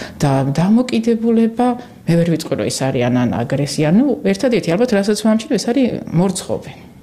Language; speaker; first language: Georgian; native; Georgian